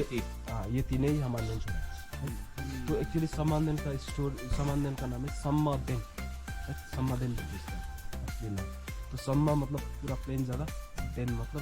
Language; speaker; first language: Hindi; non-native, local second language; Nepali